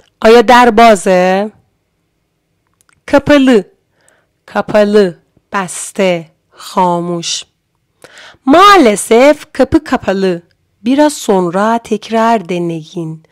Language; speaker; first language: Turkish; non-native, fluent; Persian